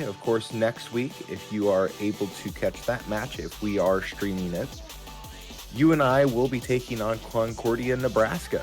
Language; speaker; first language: English; native; English